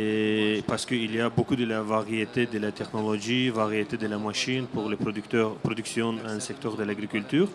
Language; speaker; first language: French; non-native, learner; Azerbaijani